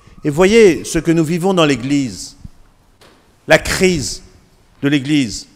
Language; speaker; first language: French; native; French